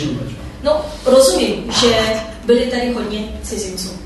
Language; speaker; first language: Czech; non-native, fluent; Korean